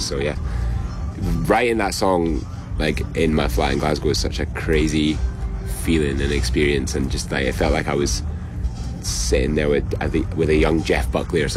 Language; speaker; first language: English; native; English